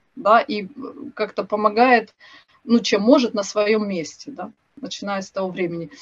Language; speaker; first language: Russian; native; Russian